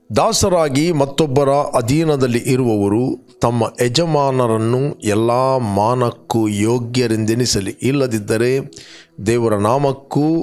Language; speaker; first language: Kannada; non-native, local second language; Konkani